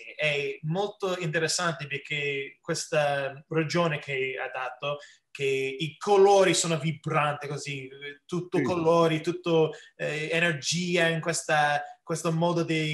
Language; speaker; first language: Italian; early bilingual, heritage; English